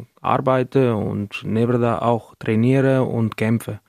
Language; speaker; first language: German; non-native, learner; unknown